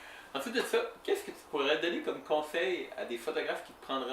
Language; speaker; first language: French; native; French